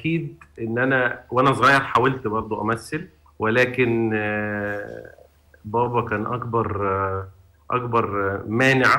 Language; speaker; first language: Arabic; native; Arabic